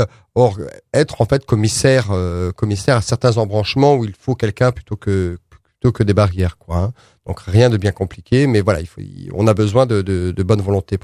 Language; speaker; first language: French; native; French